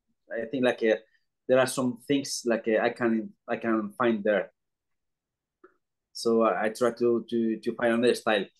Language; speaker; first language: English; non-native, learner; Spanish